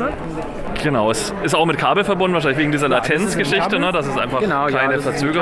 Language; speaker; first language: German; native; German